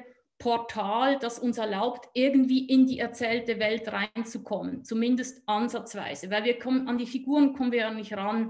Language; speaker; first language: German; native; German